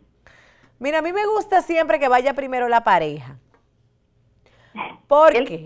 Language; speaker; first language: Spanish; native; Spanish